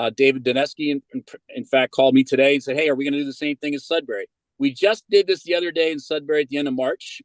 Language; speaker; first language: English; native; English